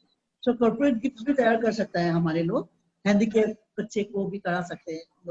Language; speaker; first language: Hindi; non-native, local second language; Assamese